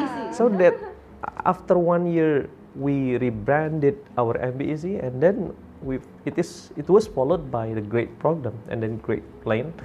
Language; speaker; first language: English; non-native, fluent; Indonesian